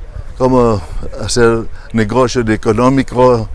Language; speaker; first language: Spanish; non-native, learner; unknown